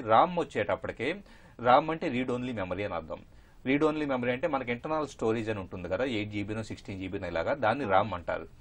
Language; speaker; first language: Telugu; native; Telugu